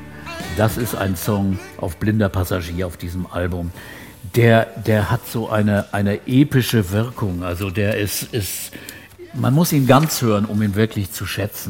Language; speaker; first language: German; native; German